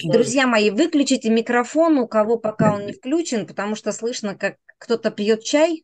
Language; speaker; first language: Russian; native; Russian